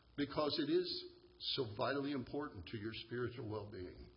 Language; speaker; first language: English; native; English